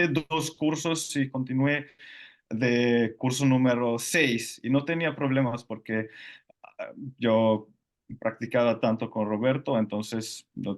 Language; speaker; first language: Spanish; non-native, fluent; Finnish